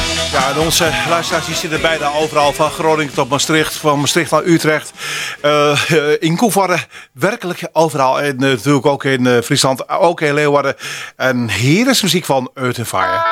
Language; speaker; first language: Dutch; native; Dutch